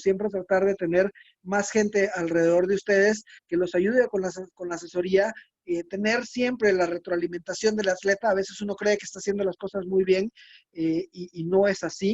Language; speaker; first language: Spanish; native; Spanish